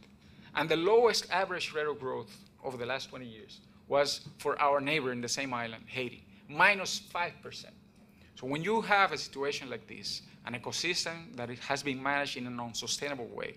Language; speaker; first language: English; non-native, fluent; Spanish